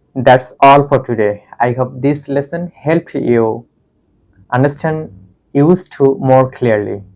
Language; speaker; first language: English; non-native, local second language; Bangla